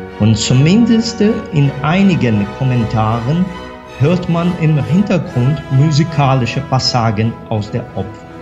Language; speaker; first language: German; non-native, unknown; Portuguese